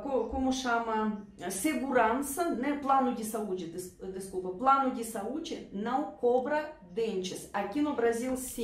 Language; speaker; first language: Portuguese; non-native, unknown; Russian